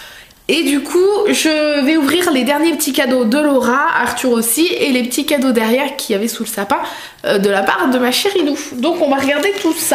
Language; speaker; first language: French; native; French